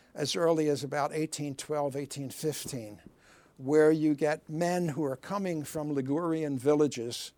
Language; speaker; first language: English; early bilingual, other home language; Italian